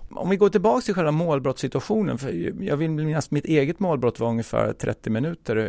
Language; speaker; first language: Swedish; native; Swedish